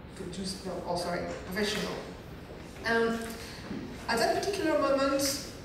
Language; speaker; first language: English; non-native, fluent; French